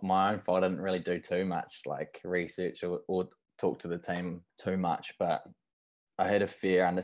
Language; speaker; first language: English; native; English